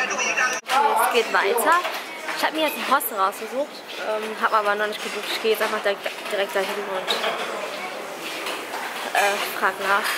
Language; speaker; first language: German; early bilingual, other home language; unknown